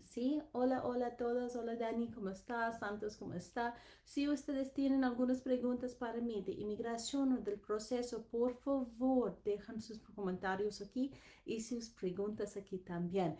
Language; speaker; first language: Spanish; non-native, learner; English